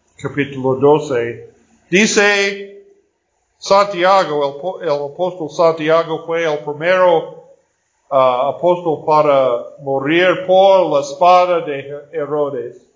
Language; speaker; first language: Spanish; non-native, fluent; Portuguese